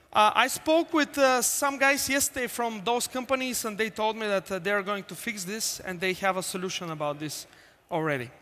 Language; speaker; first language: English; non-native, fluent; Bulgarian